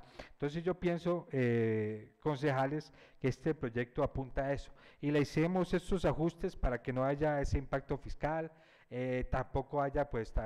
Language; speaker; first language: Spanish; native; Spanish